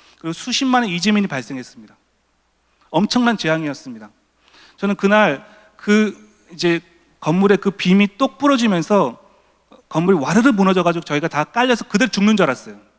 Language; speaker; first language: Korean; native; Korean